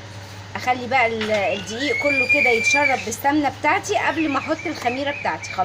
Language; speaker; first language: Arabic; native; Arabic